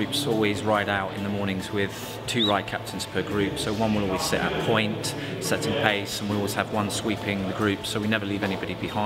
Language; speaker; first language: English; native; English